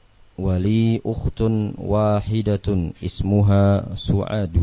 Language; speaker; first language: Arabic; non-native, fluent; Indonesian